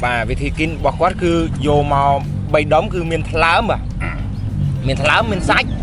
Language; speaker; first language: Thai; non-native, fluent; Khmer